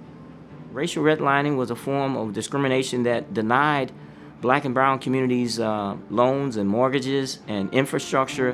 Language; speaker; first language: English; native; English